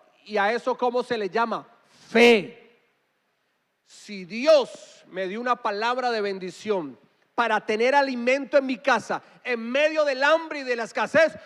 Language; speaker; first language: Spanish; native; Spanish